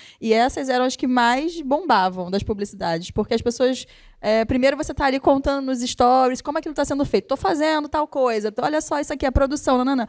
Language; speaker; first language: Portuguese; native; Portuguese